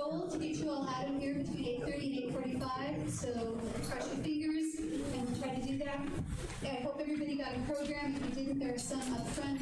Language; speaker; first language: English; native; English